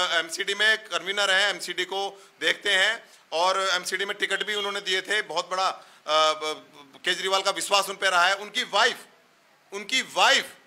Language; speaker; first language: Hindi; native; Hindi